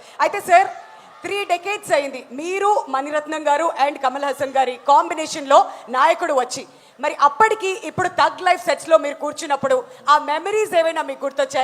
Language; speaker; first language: Telugu; native; Telugu